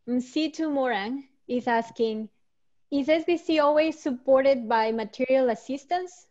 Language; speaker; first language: English; non-native, fluent; Spanish